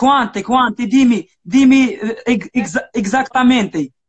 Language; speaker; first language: Italian; non-native, learner; Arabic